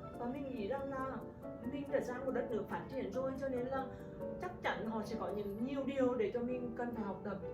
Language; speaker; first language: Vietnamese; native; Vietnamese